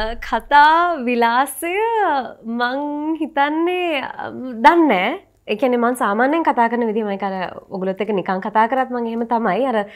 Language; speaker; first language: Sinhala; non-native, local second language; English